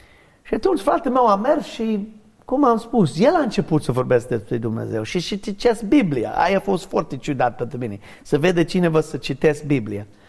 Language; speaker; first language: Romanian; non-native, fluent; English